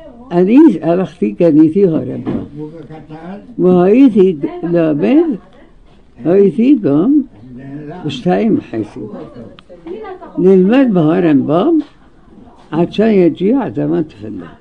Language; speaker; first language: Hebrew; non-native, fluent; Arabic